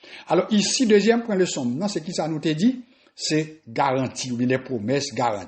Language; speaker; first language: French; non-native, local second language; Haitian Creole